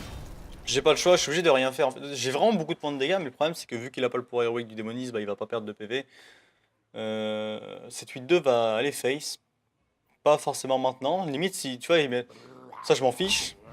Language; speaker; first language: French; native; French